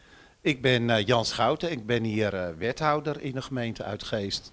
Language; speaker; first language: Dutch; native; Dutch